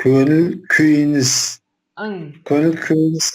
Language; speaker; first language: Kazakh; non-native, local second language; Russian